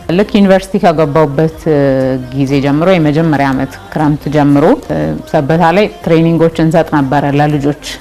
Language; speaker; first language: Amharic; non-native, local second language; Oromo